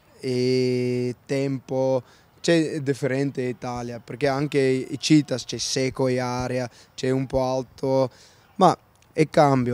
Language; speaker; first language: Italian; non-native, learner; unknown